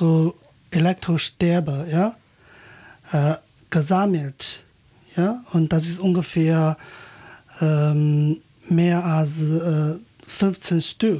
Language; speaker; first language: German; non-native, learner; Chinese